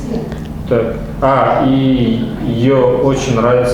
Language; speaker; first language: Russian; non-native, local second language; Kazakh